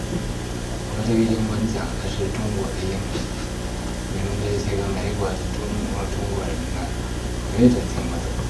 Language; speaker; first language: Chinese; native; Chinese